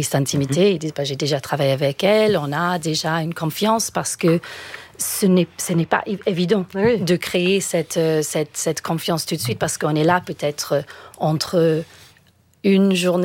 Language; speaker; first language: French; non-native, fluent; English